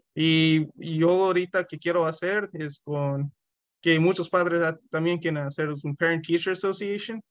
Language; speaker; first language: Spanish; early bilingual, heritage; Spanish